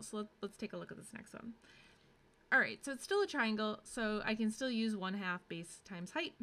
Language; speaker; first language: English; native; English